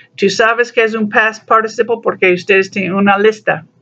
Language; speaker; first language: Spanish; non-native, learner; English